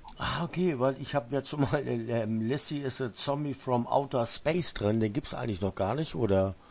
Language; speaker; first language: German; native; German